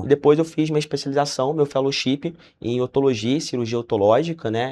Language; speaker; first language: Portuguese; native; Portuguese